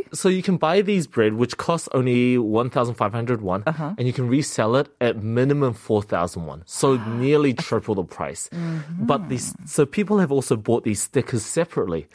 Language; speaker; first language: English; native; English